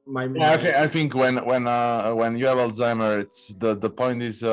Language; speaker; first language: English; non-native, learner; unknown